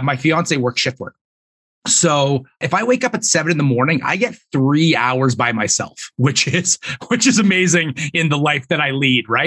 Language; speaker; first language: English; native; English